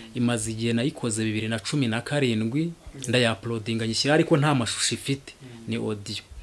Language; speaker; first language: Kinyarwanda; early bilingual, heritage; Kinyarwanda